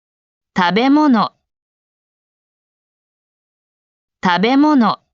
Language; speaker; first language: Japanese; native; Japanese